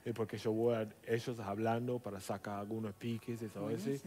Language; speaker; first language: Spanish; non-native, learner; English